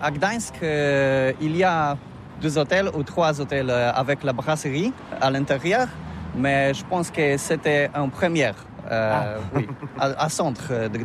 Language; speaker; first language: French; non-native, learner; Polish